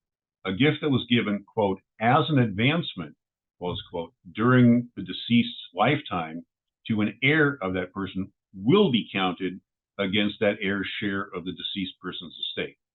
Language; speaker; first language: English; native; English